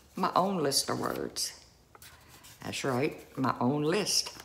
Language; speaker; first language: English; native; English